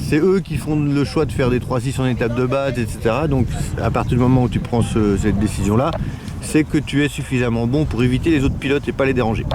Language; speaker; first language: French; native; French